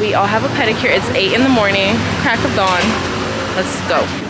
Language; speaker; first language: English; early bilingual, other home language; Spanish